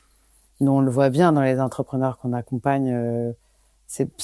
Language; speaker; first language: French; native; French